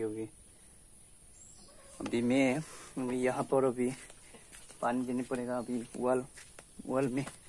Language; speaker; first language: Hindi; non-native, local second language; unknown